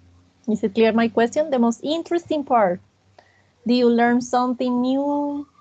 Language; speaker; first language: English; non-native, fluent; Spanish